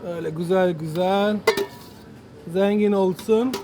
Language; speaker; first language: Turkish; non-native, learner; Italian